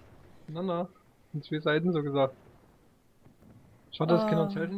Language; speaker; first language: German; native; German